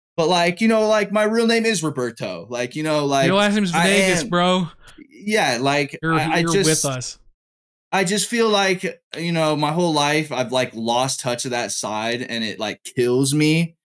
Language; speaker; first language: English; native; English